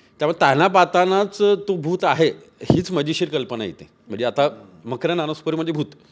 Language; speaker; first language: Marathi; native; Marathi